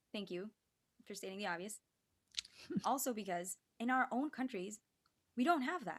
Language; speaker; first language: English; early bilingual, other home language; Spanish